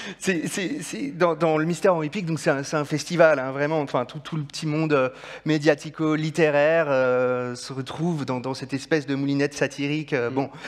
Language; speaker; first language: French; native; French